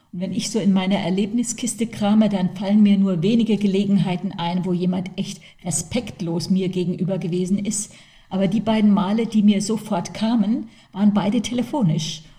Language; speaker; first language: German; native; German